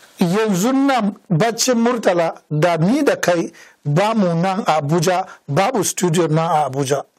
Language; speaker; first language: Hausa; non-native, local second language; Fula